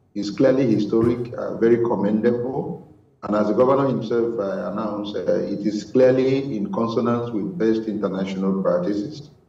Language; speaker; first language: English; non-native, local second language; Igbo